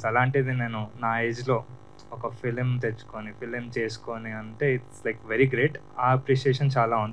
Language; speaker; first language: Telugu; native; Telugu